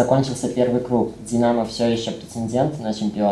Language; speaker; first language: Russian; native; Russian